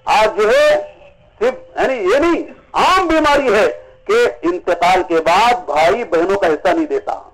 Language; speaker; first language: Urdu; native; Urdu